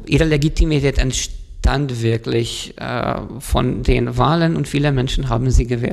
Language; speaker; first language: German; non-native, fluent; Hungarian